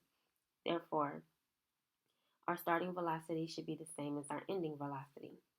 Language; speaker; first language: English; native; English